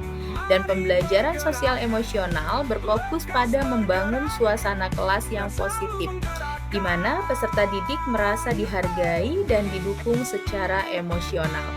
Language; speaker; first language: Indonesian; native; Indonesian